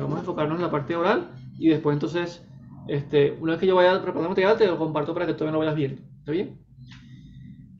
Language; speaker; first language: Spanish; native; Spanish